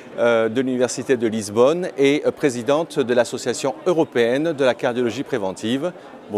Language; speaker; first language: French; native; French